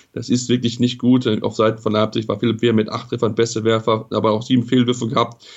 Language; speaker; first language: German; native; German